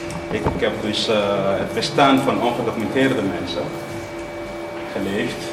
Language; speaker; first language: Dutch; non-native, fluent; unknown